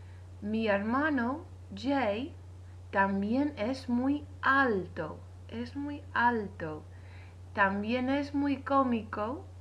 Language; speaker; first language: Spanish; non-native, fluent; English